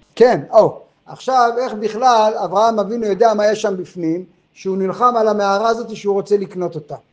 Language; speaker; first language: Hebrew; non-native, fluent; French